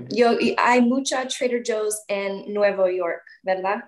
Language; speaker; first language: Spanish; non-native, learner; English